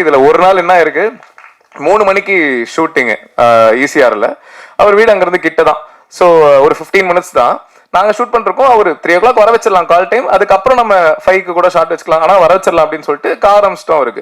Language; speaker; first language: Tamil; native; Tamil